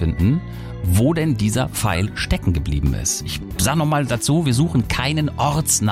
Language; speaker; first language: German; native; German